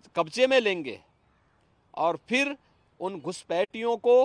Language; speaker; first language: Hindi; native; Hindi